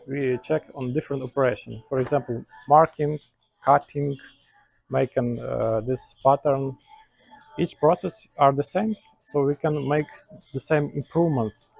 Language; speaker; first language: English; non-native, learner; Ukrainian